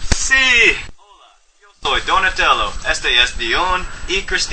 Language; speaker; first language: Spanish; non-native, learner; English